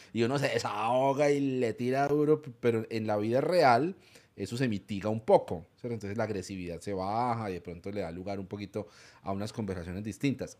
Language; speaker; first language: Spanish; native; Spanish